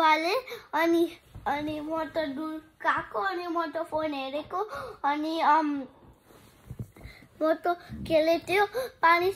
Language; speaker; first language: Nepali; early bilingual, heritage; Nepali